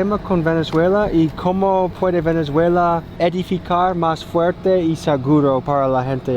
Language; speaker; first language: Spanish; non-native, learner; English